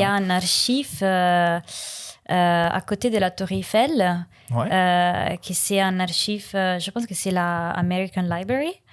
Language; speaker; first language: French; non-native, learner; Italian